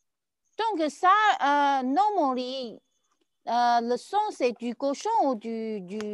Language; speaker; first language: French; non-native, learner; Chinese